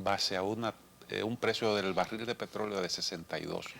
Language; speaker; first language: Spanish; native; Spanish